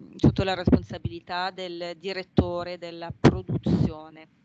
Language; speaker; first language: Italian; non-native, fluent; French